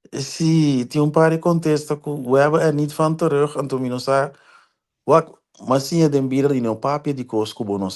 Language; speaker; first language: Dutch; non-native, local second language; Papiamento